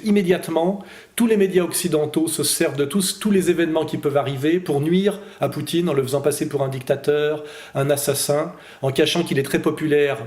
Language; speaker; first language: French; native; French